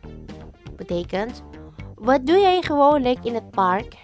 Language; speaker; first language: Dutch; non-native, fluent; Indonesian